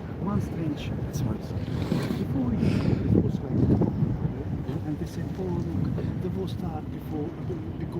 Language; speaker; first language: English; non-native, learner; Ukrainian